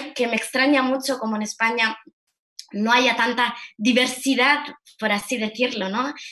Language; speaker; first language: Spanish; early bilingual, heritage; Arabic